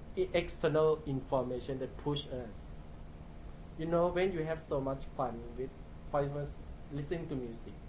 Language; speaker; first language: English; non-native, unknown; Thai